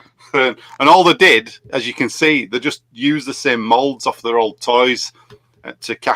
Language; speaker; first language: English; native; English